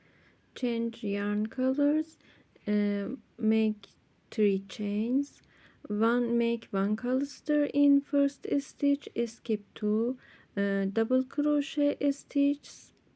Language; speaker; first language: English; non-native, learner; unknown